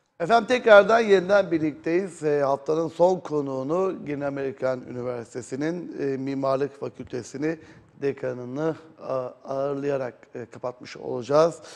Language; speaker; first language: Turkish; native; Turkish